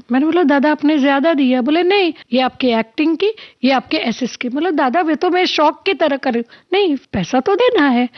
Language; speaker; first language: Hindi; non-native, local second language; Telugu